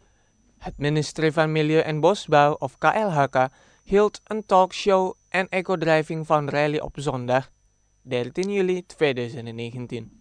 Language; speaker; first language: Dutch; non-native, fluent; Indonesian